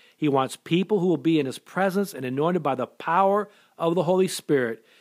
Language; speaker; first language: English; native; English